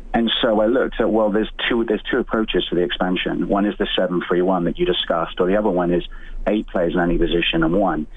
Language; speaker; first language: English; native; English